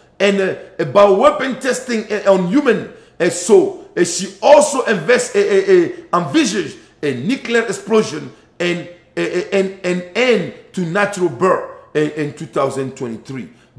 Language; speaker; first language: English; non-native, learner; Bambara